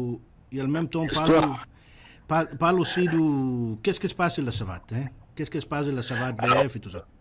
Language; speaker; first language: French; non-native, learner; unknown